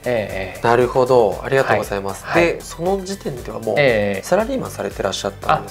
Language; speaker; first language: Japanese; native; Japanese